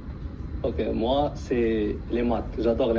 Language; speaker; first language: French; early bilingual, heritage; Arabic